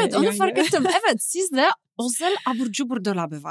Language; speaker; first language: Turkish; non-native, fluent; Polish